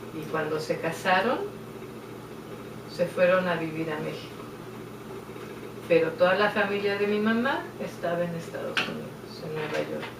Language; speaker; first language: Spanish; native; Spanish